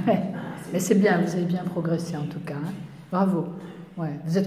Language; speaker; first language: French; native; French